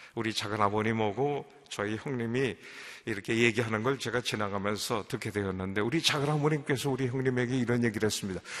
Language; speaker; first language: Korean; native; Korean